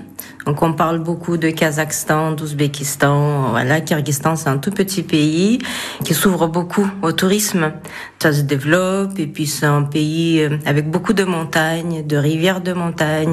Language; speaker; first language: French; non-native, fluent; Russian